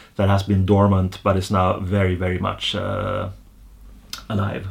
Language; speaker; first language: English; non-native, fluent; Swedish